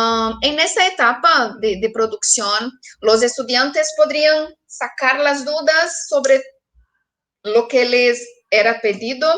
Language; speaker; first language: Spanish; non-native, fluent; Portuguese